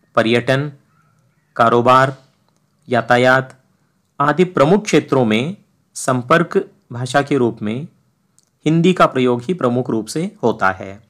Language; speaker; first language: Hindi; native; Hindi